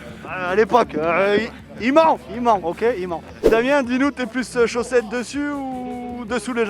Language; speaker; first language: French; native; French